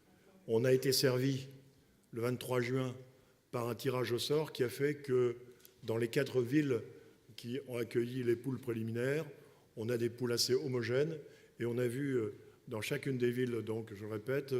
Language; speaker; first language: French; native; French